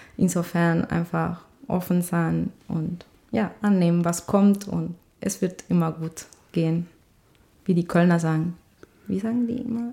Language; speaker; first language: German; non-native, fluent; Spanish